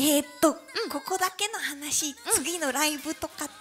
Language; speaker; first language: Japanese; native; Japanese